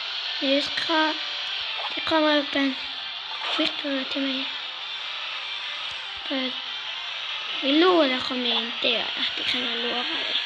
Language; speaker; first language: Swedish; native; Swedish